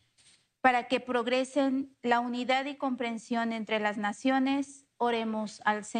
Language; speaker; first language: Spanish; native; Spanish